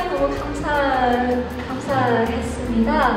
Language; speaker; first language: Korean; non-native, learner; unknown